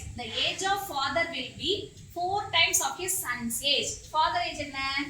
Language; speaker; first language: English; non-native, local second language; Tamil